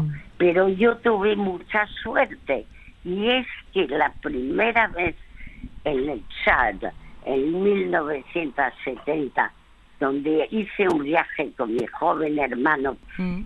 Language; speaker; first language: Spanish; early bilingual, other home language; French